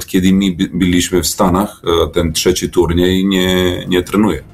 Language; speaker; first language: Polish; non-native, fluent; Serbian